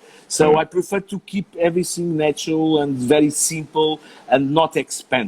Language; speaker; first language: English; non-native, learner; Portuguese